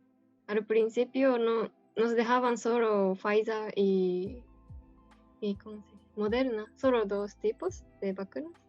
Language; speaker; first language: Spanish; non-native, fluent; Japanese